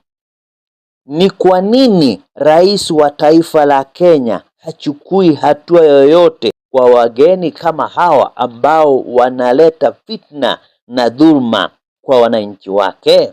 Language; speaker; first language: Swahili; native; Swahili